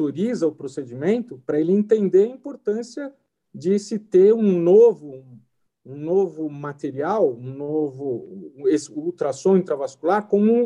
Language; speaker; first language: Portuguese; native; Portuguese